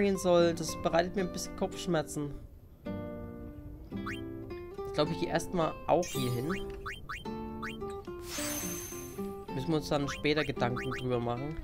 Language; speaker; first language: German; native; German